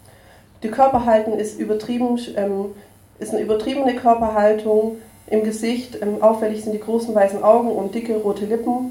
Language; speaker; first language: German; native; German